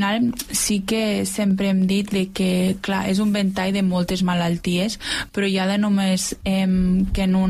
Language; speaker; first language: Catalan; native; Catalan